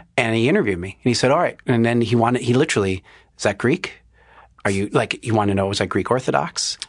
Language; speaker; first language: English; native; English